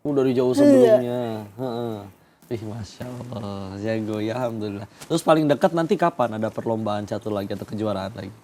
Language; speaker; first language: Indonesian; native; Indonesian